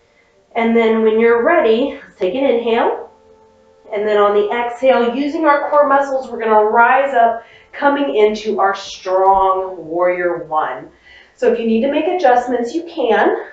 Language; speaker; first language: English; native; English